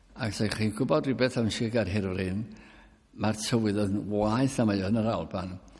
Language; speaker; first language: Welsh; early bilingual, heritage; Welsh